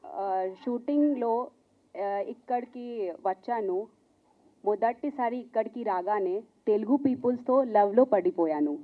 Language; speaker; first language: Telugu; non-native, learner; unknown